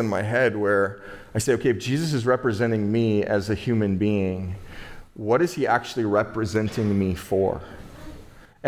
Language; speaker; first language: English; native; English